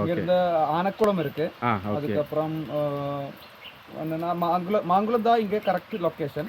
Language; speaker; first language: Tamil; non-native, local second language; Malayalam